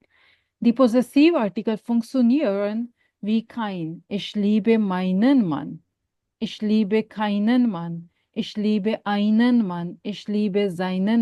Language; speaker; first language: German; non-native, learner; Urdu